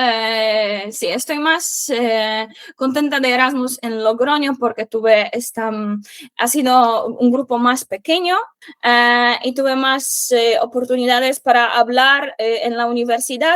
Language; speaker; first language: Spanish; non-native, fluent; Polish